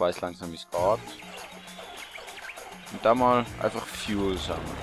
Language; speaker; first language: German; native; German